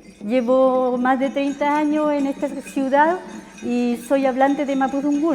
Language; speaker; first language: Spanish; non-native, local second language; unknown